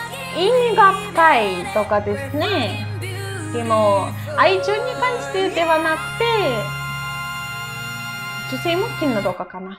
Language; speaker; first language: Japanese; non-native, fluent; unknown